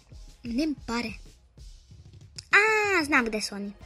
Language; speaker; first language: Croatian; early bilingual, other home language; Russian